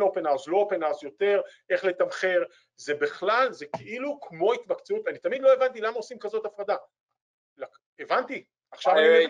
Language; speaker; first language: Hebrew; native; Hebrew